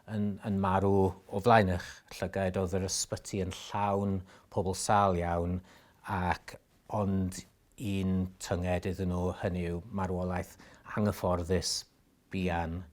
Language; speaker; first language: Welsh; native; Welsh